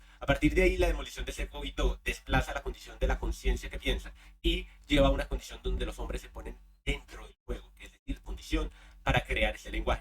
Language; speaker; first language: Spanish; native; Spanish